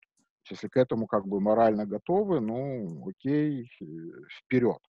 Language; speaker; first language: Russian; native; Russian